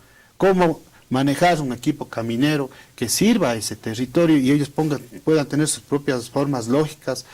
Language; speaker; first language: Spanish; native; Spanish